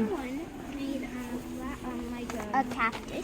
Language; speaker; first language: English; native; English